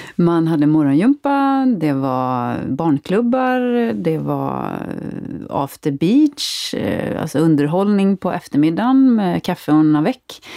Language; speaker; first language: Swedish; native; Swedish